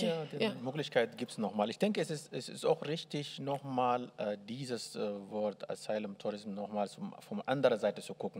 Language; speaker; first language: German; non-native, learner; Arabic